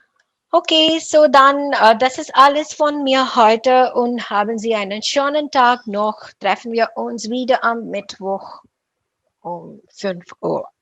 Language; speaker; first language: German; non-native, learner; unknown